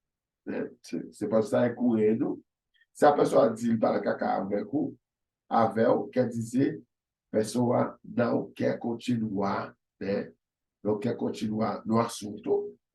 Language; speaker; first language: Portuguese; non-native, fluent; Haitian Creole